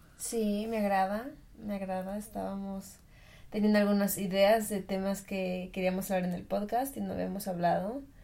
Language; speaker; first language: Spanish; native; Spanish